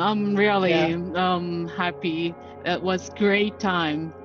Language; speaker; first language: English; non-native, learner; Japanese